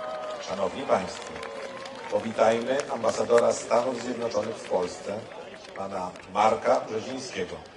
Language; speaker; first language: Polish; native; Polish